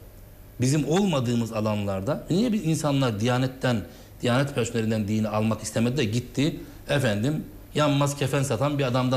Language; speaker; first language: Turkish; native; Turkish